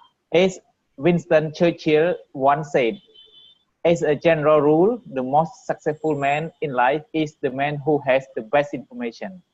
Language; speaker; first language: English; non-native, learner; Vietnamese